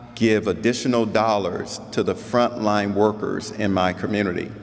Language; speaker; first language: English; native; English